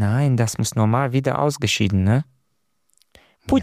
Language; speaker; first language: German; non-native, fluent; Romanian